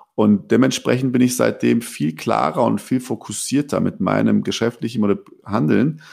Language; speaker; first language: German; early bilingual, other home language; Persian